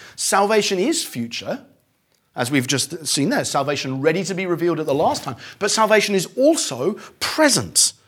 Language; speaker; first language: English; native; English